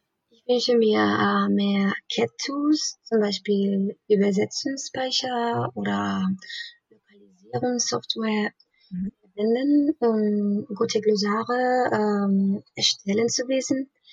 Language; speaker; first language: German; non-native, fluent; Spanish